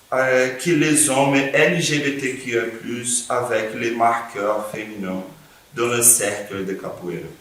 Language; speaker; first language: French; non-native, fluent; Portuguese